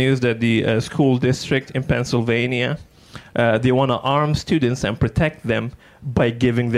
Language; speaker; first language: English; non-native, fluent; Arabic